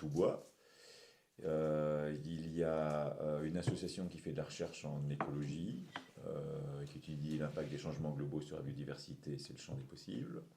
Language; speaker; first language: French; native; French